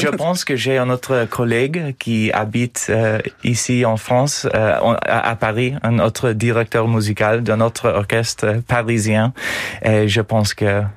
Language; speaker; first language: French; non-native, learner; English